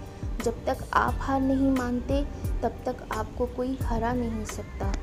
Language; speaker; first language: Hindi; native; Hindi